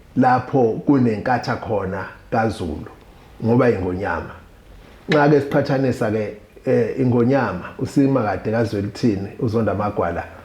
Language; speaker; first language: Zulu; native; Zulu